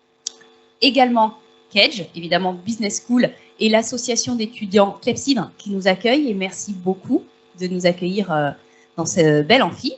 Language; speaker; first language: French; native; French